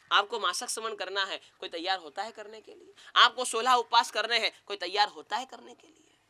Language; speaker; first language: Hindi; non-native, local second language; Gujarati